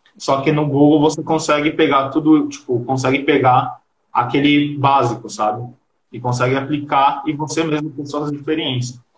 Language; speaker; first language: Portuguese; early bilingual, heritage; Portuguese